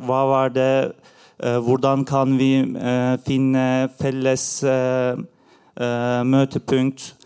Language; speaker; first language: Norwegian; non-native, learner; Turkish